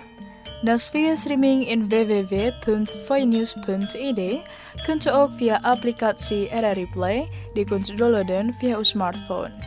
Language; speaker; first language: Dutch; non-native, fluent; Indonesian